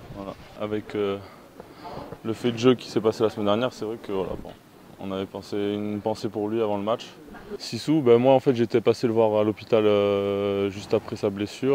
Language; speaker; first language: French; native; French